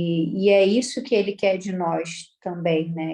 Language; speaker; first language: Portuguese; native; Portuguese